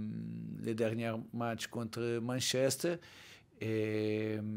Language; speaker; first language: French; non-native, learner; Portuguese